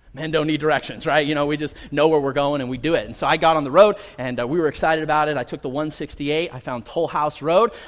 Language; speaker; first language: English; native; English